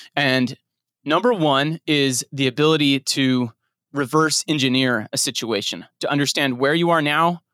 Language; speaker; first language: English; native; English